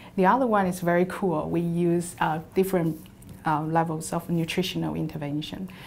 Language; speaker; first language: English; non-native, fluent; Chinese